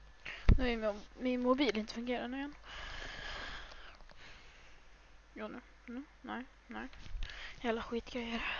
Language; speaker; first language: Swedish; native; Swedish